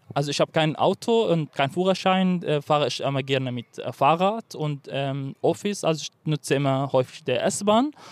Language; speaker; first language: German; non-native, fluent; Arabic